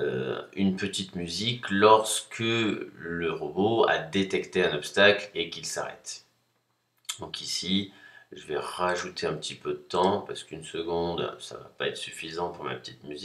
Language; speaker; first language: French; native; French